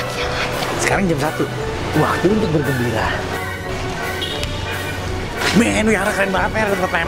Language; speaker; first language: Indonesian; native; Indonesian